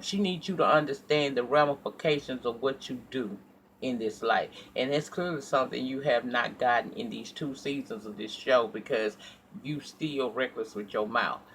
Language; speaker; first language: English; native; English